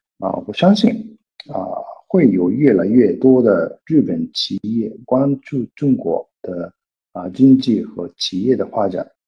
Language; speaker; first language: Chinese; non-native, fluent; Japanese